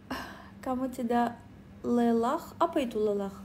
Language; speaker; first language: Indonesian; non-native, learner; Russian